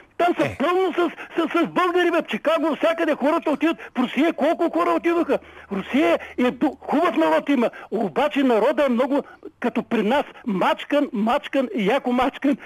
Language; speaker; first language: Bulgarian; native; Bulgarian